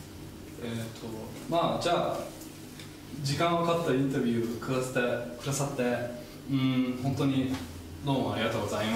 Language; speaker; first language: Japanese; non-native, fluent; German